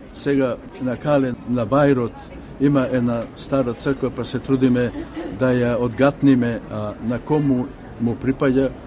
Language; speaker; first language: Macedonian; native; Macedonian